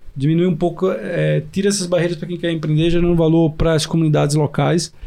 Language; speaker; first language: Portuguese; native; Portuguese